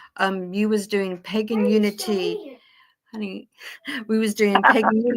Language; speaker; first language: English; native; English